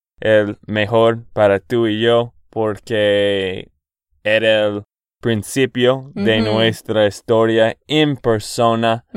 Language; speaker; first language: Spanish; non-native, fluent; English